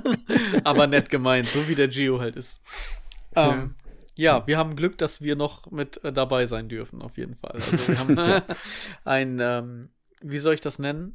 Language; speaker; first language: German; native; German